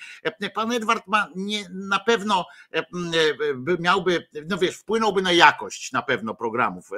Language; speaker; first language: Polish; native; Polish